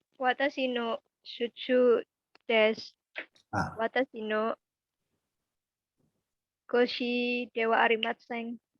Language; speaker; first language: Japanese; non-native, learner; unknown